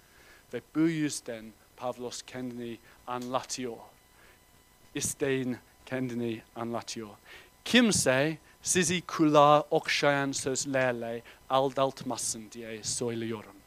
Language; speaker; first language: Turkish; non-native, fluent; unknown